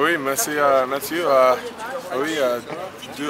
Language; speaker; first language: French; non-native, learner; English